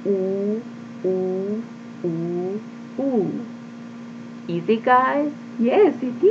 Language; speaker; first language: English; non-native, fluent; Persian